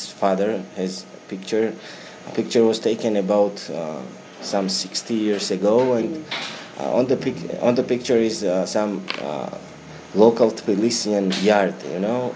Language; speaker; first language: English; non-native, learner; Georgian